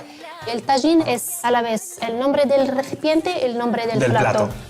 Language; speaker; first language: Spanish; non-native, fluent; Arabic